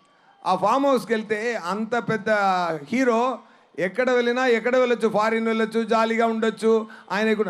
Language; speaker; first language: Telugu; non-native, learner; Tamil